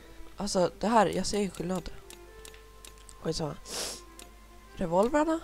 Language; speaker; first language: Swedish; native; Swedish